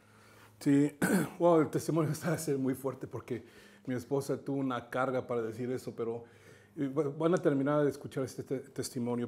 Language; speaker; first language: Spanish; native; Spanish